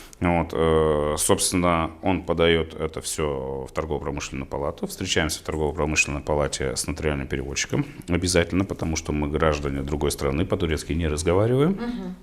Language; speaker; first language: Russian; native; Russian